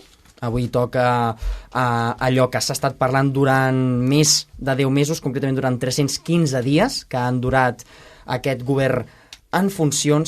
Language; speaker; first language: Catalan; native; Catalan